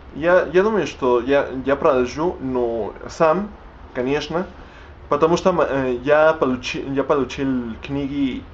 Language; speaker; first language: Russian; non-native, learner; Spanish